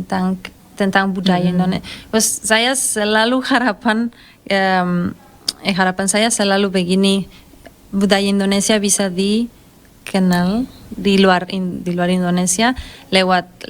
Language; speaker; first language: Indonesian; non-native, fluent; Spanish